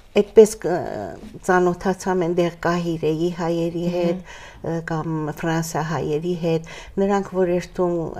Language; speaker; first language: Armenian; early bilingual, heritage; Armenian